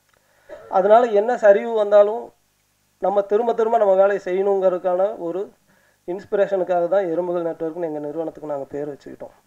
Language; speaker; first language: Tamil; native; Tamil